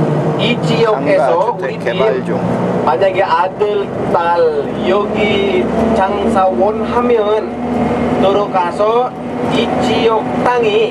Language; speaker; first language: Korean; non-native, learner; Indonesian